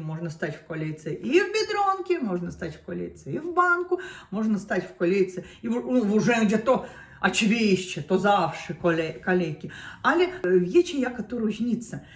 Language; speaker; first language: Polish; non-native, learner; Russian